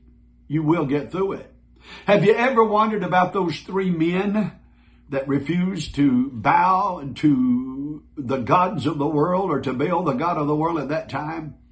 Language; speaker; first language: English; native; English